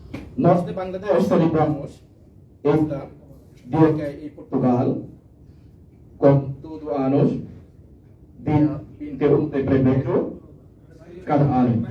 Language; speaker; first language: Portuguese; non-native, learner; Bangla